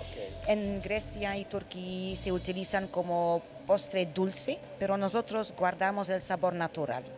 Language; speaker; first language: Spanish; non-native, learner; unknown